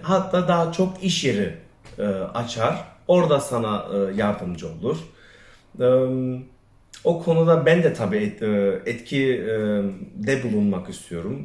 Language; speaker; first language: Turkish; early bilingual, other home language; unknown